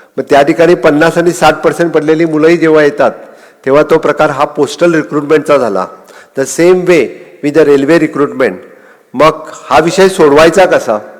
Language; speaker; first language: Marathi; non-native, local second language; Konkani